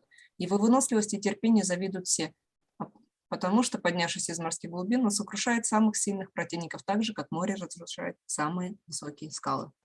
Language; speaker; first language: Russian; native; Russian